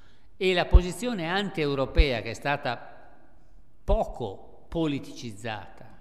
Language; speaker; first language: Italian; native; Italian